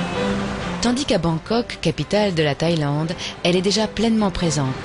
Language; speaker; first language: French; native; French